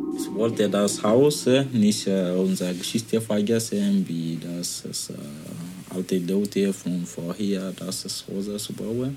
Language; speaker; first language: German; non-native, learner; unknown